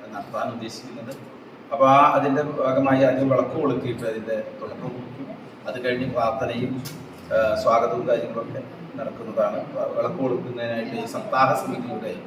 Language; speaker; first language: Malayalam; native; Malayalam